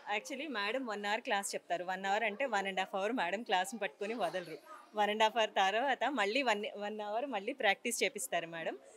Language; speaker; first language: Telugu; native; Telugu